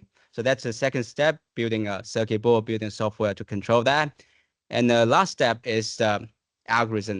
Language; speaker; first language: English; non-native, fluent; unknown